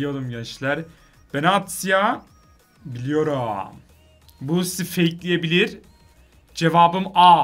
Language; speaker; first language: Turkish; native; Turkish